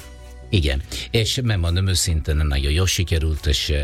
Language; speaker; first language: Hungarian; non-native, fluent; Italian